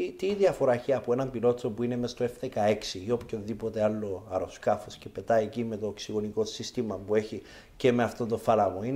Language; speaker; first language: Greek; early bilingual, heritage; Greek